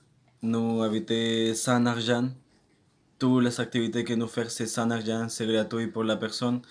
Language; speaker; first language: French; non-native, learner; Spanish